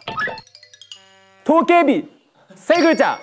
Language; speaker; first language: Korean; native; Korean